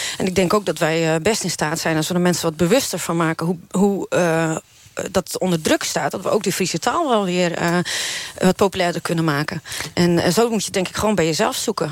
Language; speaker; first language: Dutch; non-native, local second language; Western Frisian